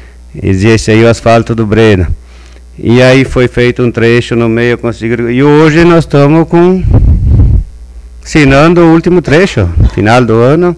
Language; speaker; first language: Portuguese; native; Portuguese